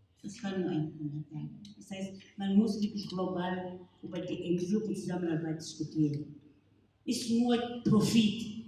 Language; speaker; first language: German; non-native, fluent; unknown